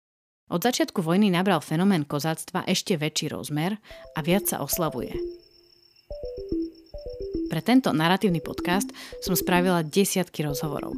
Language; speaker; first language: Slovak; native; Slovak